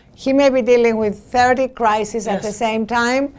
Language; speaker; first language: English; non-native, fluent; Greek